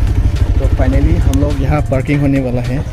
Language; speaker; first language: Hindi; non-native, local second language; Karbi